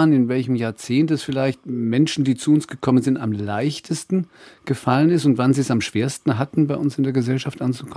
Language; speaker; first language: German; native; German